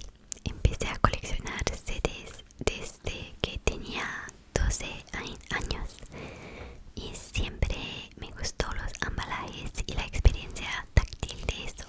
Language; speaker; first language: Spanish; non-native, fluent; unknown